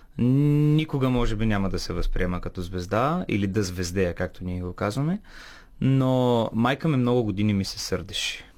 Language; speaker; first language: Bulgarian; native; Bulgarian